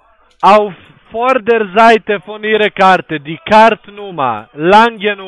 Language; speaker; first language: German; non-native, learner; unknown